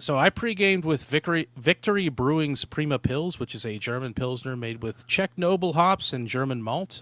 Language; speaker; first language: English; native; English